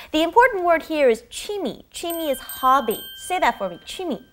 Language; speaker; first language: English; native; English